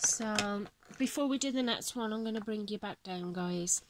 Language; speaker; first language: English; native; English